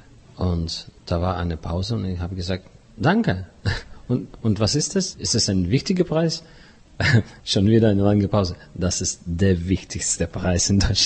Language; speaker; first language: German; non-native, fluent; Russian